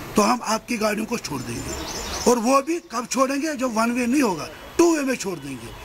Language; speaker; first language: Urdu; non-native, local second language; Kashmiri